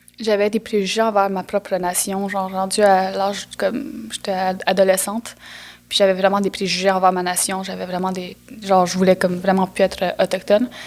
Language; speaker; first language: French; non-native, local second language; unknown